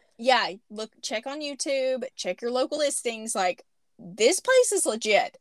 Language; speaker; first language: English; native; English